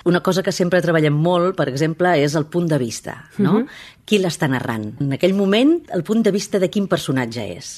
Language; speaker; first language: Catalan; native; Catalan